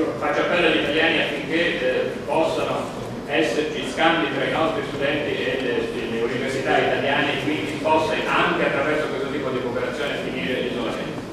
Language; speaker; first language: Italian; native; Italian